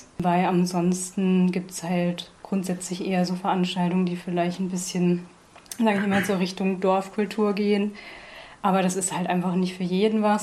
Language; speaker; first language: German; native; German